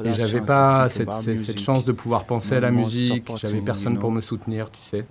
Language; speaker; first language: French; non-native, learner; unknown